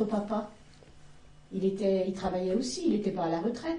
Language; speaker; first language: French; native; French